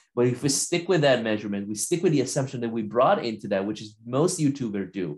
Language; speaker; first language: English; non-native, fluent; Italian